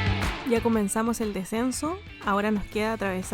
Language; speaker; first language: Spanish; native; Spanish